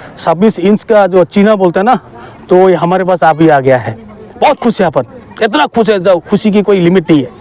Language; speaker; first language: Hindi; non-native, local second language; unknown